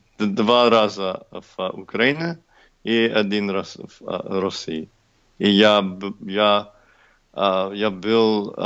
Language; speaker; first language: Russian; non-native, learner; English